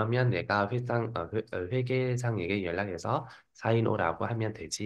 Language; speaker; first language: Korean; non-native, fluent; Vietnamese